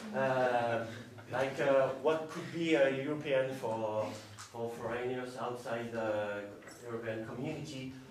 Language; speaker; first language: English; non-native, fluent; French